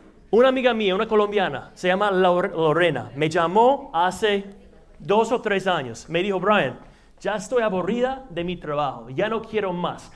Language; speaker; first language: Spanish; non-native, fluent; English